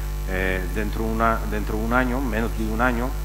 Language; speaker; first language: Spanish; non-native, fluent; Czech